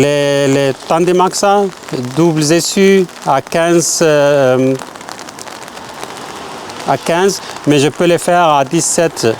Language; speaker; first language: French; non-native, fluent; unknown